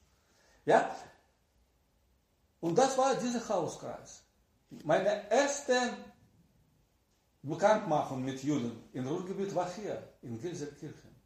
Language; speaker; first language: German; non-native, learner; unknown